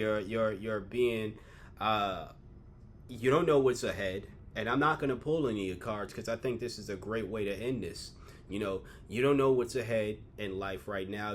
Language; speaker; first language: English; native; English